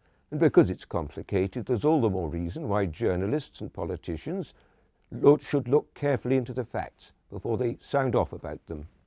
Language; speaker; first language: English; native; English